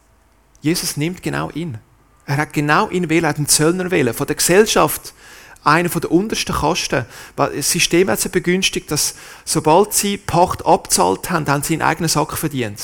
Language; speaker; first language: German; native; German